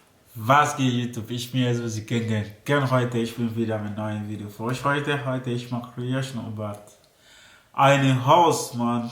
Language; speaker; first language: German; non-native, learner; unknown